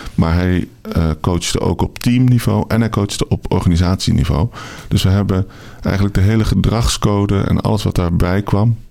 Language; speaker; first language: Dutch; native; Dutch